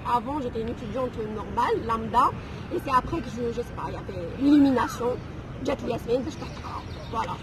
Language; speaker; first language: French; non-native, local second language; Arabic